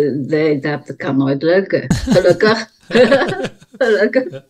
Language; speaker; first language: Dutch; non-native, learner; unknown